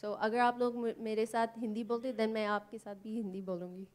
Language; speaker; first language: Hindi; non-native, learner; English